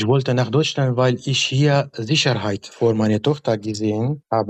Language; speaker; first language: German; non-native, learner; Arabic